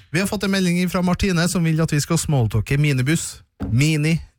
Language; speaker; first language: Norwegian; native; Norwegian